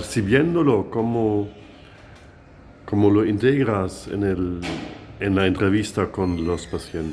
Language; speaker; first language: Spanish; non-native, fluent; German